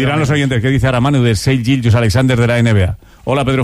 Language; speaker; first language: Spanish; native; Spanish